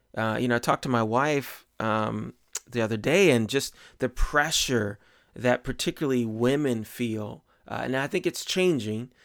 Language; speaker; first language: English; native; English